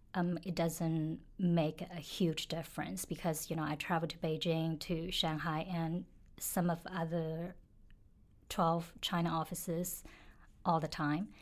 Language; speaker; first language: English; non-native, fluent; Chinese